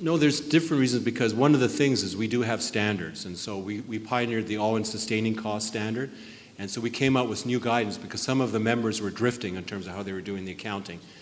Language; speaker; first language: English; native; English